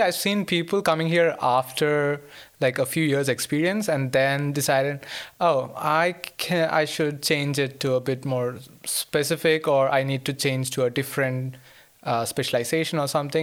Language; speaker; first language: English; non-native, local second language; Malayalam